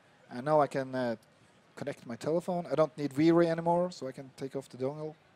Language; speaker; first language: English; non-native, fluent; Norwegian